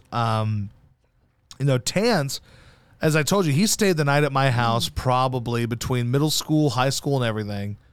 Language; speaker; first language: English; native; English